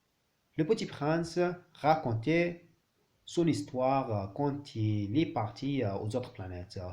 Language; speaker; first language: French; non-native, learner; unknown